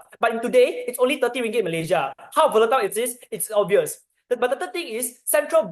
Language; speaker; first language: English; non-native, learner; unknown